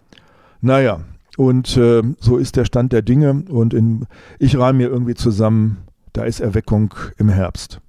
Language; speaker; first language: German; native; German